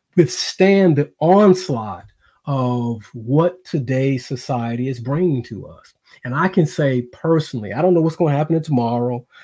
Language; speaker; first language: English; native; English